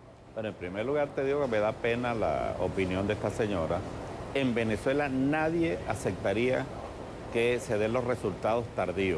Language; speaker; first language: Spanish; native; Spanish